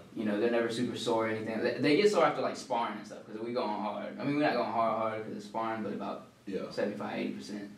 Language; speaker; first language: English; early bilingual, other home language; Filipino